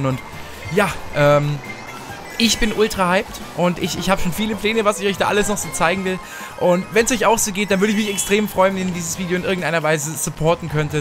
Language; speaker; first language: German; native; German